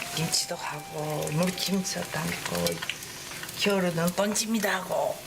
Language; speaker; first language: Korean; non-native, fluent; Japanese